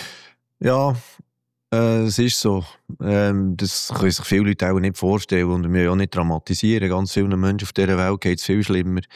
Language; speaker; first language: German; native; German